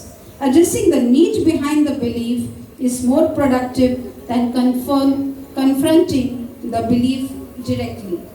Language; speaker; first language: English; non-native, local second language; Marathi